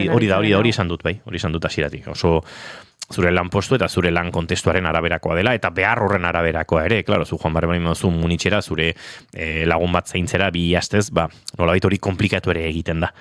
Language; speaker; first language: Basque; native; Basque